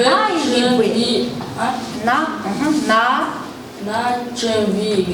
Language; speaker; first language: Russian; non-native, learner; Mongolian